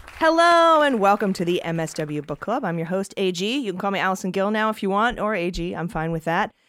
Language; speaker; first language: English; native; English